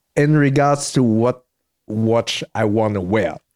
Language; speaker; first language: English; early bilingual, heritage; German